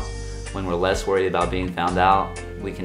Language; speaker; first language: English; native; English